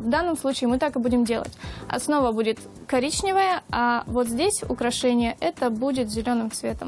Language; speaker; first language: Russian; native; Russian